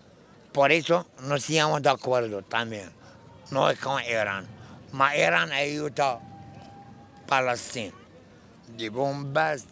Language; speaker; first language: Spanish; non-native, learner; Arabic